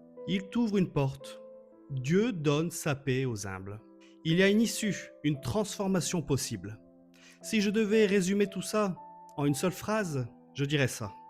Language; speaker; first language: French; native; French